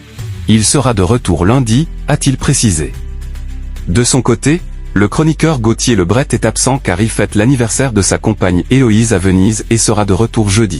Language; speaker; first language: French; native; French